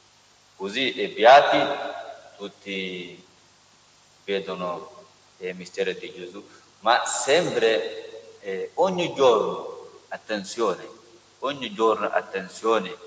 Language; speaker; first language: Italian; non-native, learner; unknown